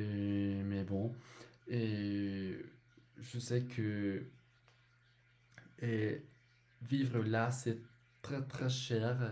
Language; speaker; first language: French; non-native, learner; Spanish